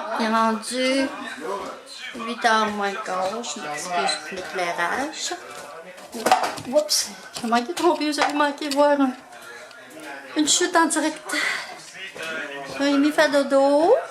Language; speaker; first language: French; native; French